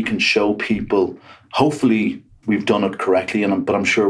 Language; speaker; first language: English; native; English